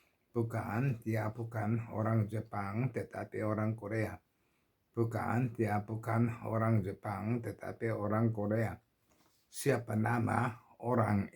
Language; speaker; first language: Indonesian; non-native, learner; Korean